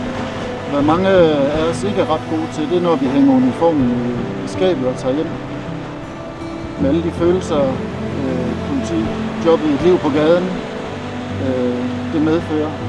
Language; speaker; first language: Danish; native; Danish